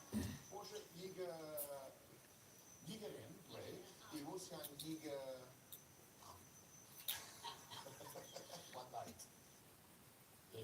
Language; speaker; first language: Chinese; non-native, learner; English